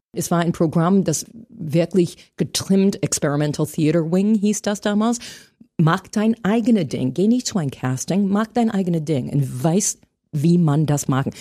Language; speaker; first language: German; non-native, fluent; English